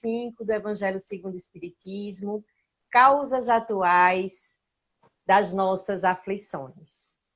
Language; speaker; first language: Portuguese; native; Portuguese